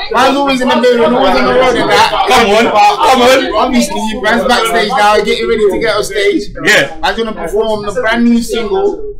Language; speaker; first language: English; native; English